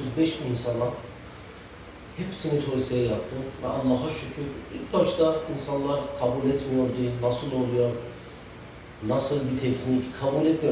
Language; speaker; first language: Turkish; non-native, fluent; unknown